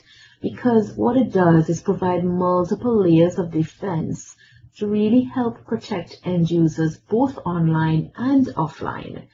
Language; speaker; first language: English; native; English